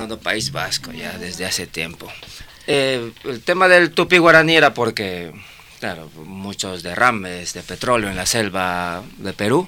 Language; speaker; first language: Portuguese; non-native, learner; Spanish